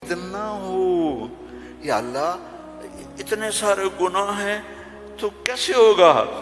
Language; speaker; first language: Urdu; non-native, local second language; Punjabi